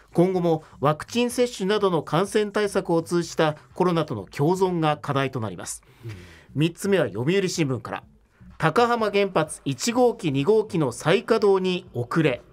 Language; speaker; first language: Japanese; native; Japanese